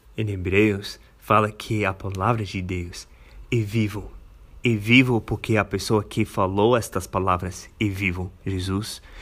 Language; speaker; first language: Portuguese; non-native, fluent; English